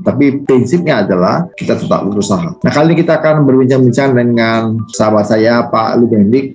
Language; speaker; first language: Indonesian; native; Indonesian